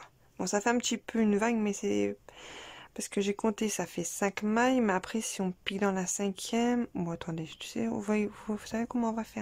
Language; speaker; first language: French; native; French